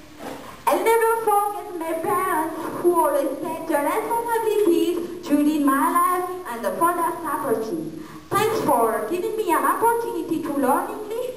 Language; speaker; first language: English; non-native, learner; Malagasy